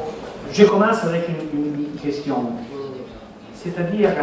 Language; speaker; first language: French; non-native, fluent; Italian